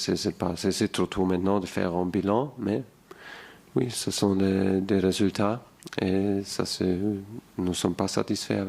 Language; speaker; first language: French; non-native, fluent; German